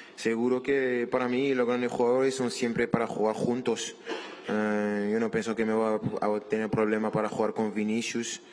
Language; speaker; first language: Spanish; non-native, learner; French